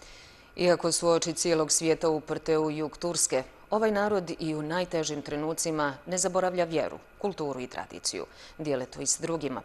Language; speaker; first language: Serbian; native; Serbian